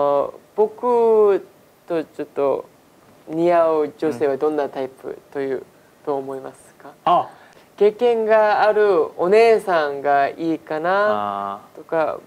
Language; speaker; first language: Japanese; non-native, learner; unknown